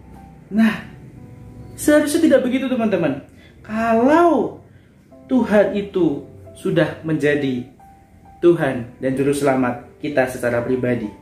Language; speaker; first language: Indonesian; native; Indonesian